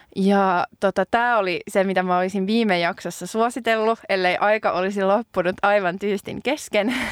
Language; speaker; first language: Finnish; non-native, local second language; Swedish